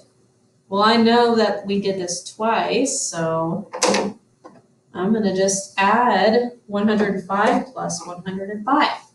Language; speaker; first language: English; native; English